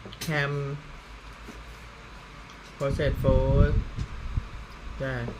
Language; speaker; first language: English; non-native, learner; Thai